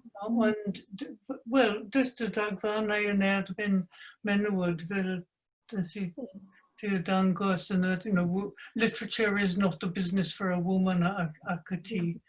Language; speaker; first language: Welsh; non-native, fluent; English